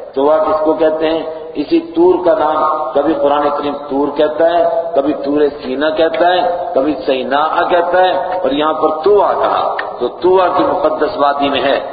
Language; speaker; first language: Urdu; native; Urdu